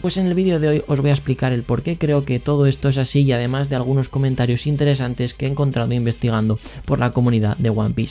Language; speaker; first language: Spanish; native; Spanish